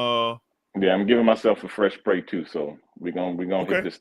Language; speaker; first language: English; native; English